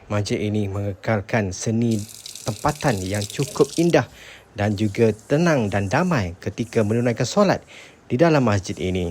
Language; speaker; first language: Malay; native; Malay